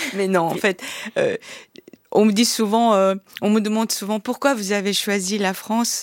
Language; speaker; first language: French; non-native, fluent; Korean